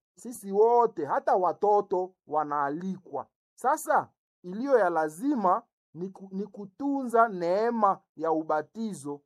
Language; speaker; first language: Swahili; native; Swahili